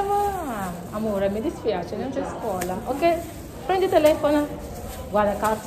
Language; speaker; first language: Italian; non-native, learner; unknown